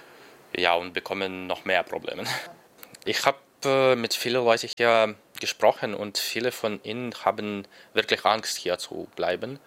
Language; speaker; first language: German; non-native, learner; Ukrainian